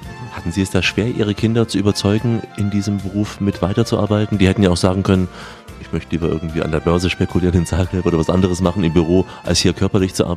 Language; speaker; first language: German; native; German